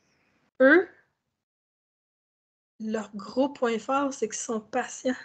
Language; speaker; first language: French; native; French